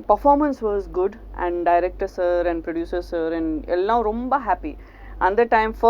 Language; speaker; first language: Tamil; non-native, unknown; Gujarati